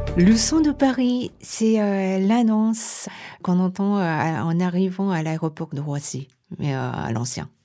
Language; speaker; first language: French; non-native, fluent; Japanese